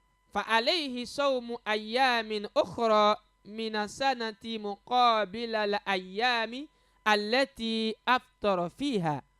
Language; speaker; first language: Arabic; non-native, fluent; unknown